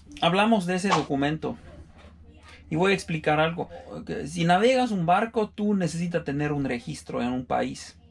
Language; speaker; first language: Spanish; non-native, fluent; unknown